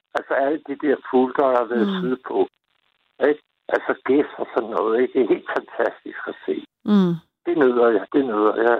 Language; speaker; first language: Danish; native; Danish